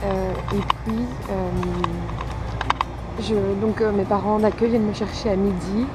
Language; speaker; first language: French; native; French